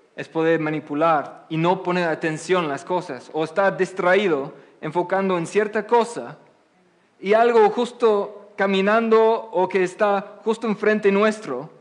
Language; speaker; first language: Spanish; non-native, fluent; English